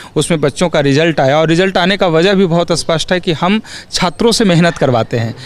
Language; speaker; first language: Hindi; native; Hindi